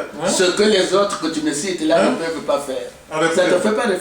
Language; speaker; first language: French; non-native, local second language; Lingala